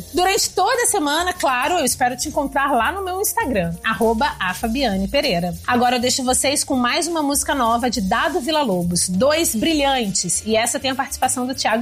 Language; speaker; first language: Portuguese; native; Portuguese